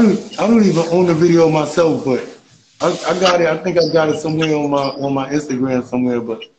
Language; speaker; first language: English; native; English